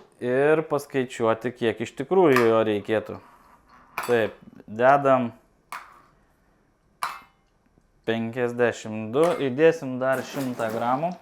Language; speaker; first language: Lithuanian; native; Lithuanian